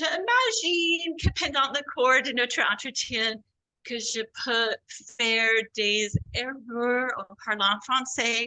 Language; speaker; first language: French; non-native, fluent; English